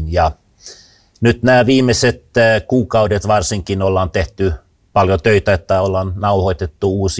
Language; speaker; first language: Finnish; early bilingual, heritage; Finnish